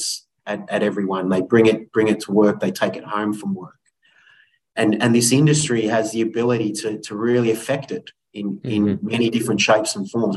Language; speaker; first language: English; native; English